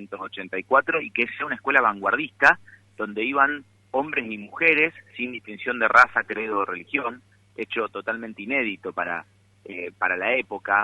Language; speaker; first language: Spanish; native; Spanish